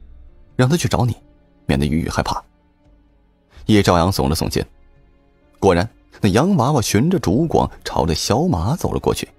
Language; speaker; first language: Chinese; native; Chinese